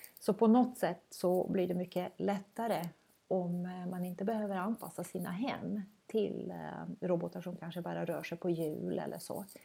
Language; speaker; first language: Swedish; non-native, fluent; Croatian